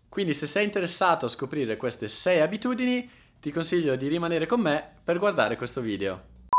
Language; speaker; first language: Italian; native; Italian